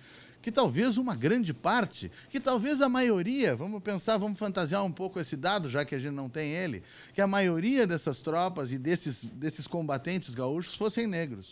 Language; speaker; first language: Portuguese; native; Portuguese